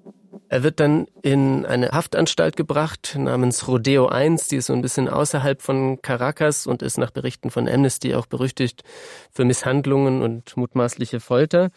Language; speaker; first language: German; native; German